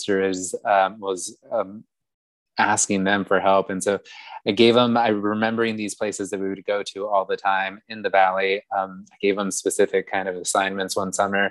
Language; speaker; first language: English; native; English